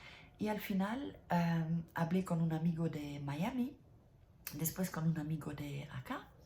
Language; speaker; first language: Spanish; non-native, learner; French